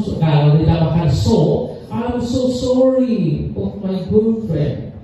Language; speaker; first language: English; non-native, learner; Indonesian